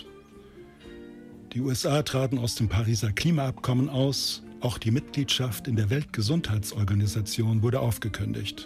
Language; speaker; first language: German; native; German